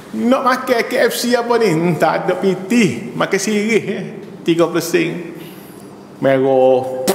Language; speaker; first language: Malay; native; Malay